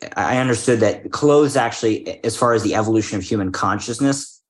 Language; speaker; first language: English; native; English